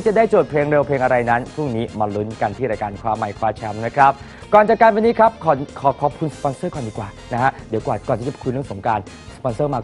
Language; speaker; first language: Thai; native; Thai